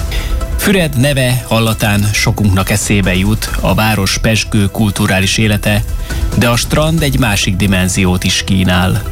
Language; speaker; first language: Hungarian; native; Hungarian